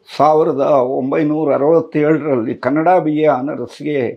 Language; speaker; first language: Kannada; non-native, local second language; Tamil